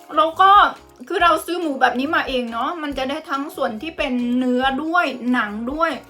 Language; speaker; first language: Thai; native; Thai